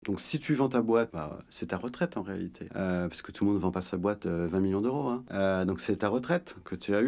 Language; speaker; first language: French; native; French